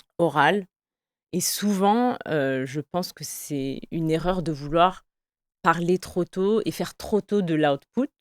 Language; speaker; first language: French; native; French